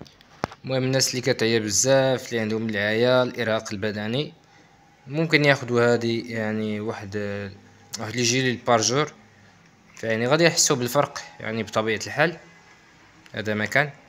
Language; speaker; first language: Arabic; native; Arabic